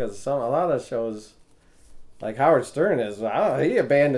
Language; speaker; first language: English; native; English